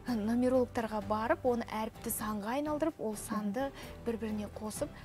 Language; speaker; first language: Kazakh; native; Kazakh